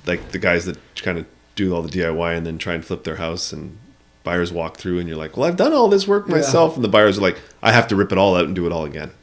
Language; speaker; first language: English; native; English